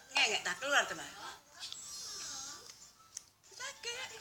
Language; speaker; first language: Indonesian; non-native, local second language; Javanese